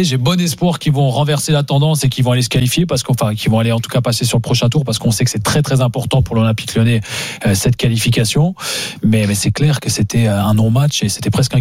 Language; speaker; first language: French; native; French